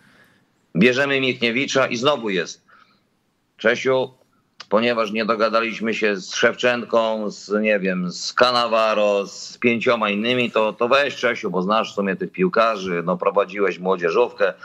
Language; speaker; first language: Polish; native; Polish